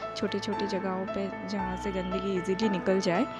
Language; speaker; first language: Hindi; non-native, local second language; Bangla